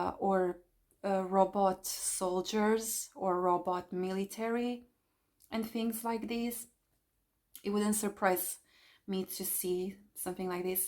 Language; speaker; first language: English; non-native, fluent; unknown